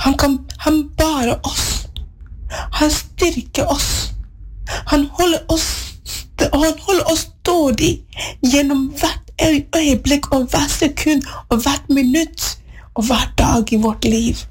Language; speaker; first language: Norwegian; non-native, fluent; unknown